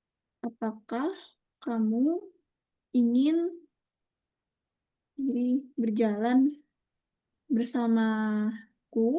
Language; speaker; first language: Indonesian; non-native, learner; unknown